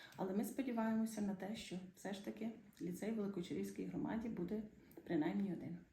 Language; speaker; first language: Ukrainian; native; Ukrainian